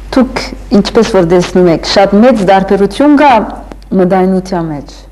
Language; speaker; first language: Armenian; early bilingual, heritage; Armenian